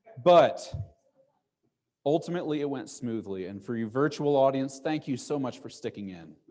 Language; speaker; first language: English; native; English